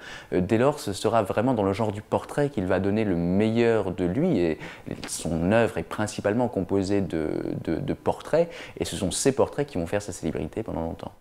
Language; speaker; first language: French; native; French